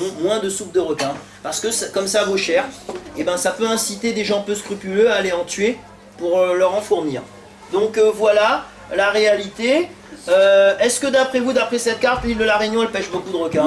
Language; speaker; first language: French; native; French